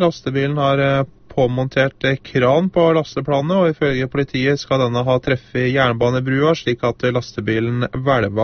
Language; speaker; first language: Norwegian; native; Norwegian